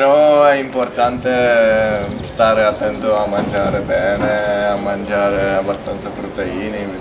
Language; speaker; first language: Italian; non-native, fluent; Czech